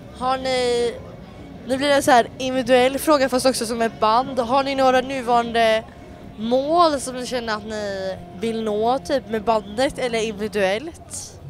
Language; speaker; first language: Swedish; native; Swedish